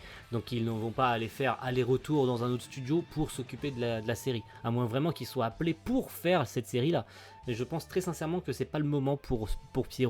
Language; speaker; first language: French; native; French